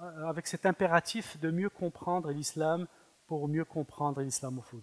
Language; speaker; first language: French; non-native, fluent; Arabic